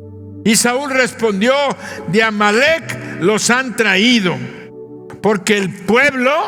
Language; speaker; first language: Spanish; native; Spanish